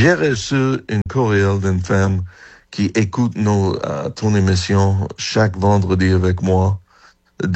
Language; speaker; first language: French; non-native, learner; English